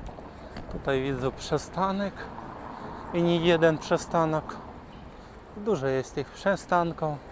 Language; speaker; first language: Polish; non-native, learner; Ukrainian